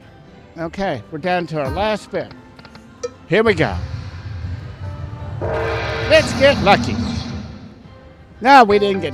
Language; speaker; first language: English; native; English